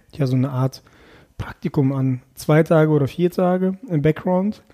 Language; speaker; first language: German; early bilingual, other home language; Russian